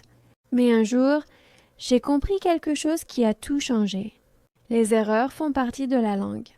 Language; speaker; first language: French; non-native, fluent; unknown